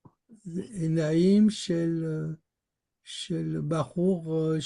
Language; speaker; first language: Hebrew; non-native, learner; French